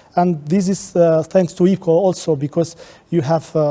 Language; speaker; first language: English; non-native, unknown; Albanian